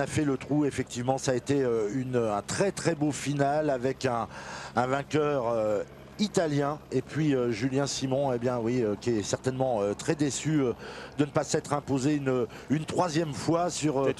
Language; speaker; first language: French; native; French